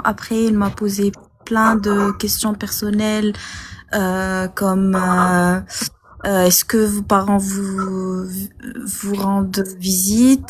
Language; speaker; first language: French; non-native, local second language; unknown